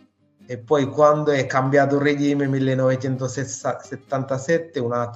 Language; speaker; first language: Italian; non-native, fluent; Sinhala